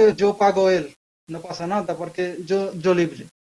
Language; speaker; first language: Spanish; non-native, learner; Bangla